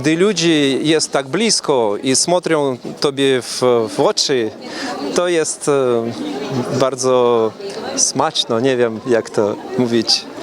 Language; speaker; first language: Polish; non-native, learner; Russian